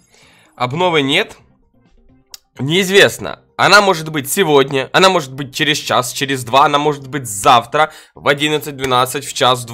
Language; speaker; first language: Russian; native; Russian